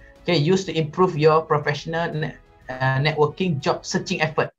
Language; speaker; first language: English; non-native, local second language; Malay